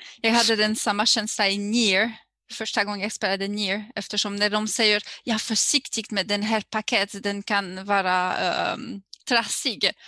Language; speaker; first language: Swedish; non-native, fluent; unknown